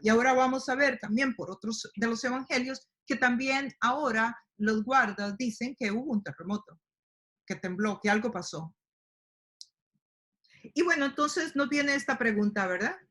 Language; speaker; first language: Spanish; native; Spanish